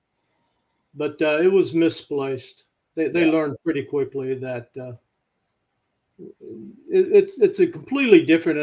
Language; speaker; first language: English; native; English